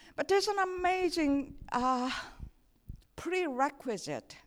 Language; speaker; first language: English; non-native, fluent; Korean